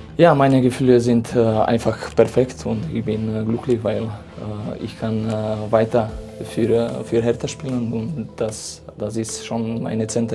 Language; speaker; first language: German; non-native, fluent; Slovak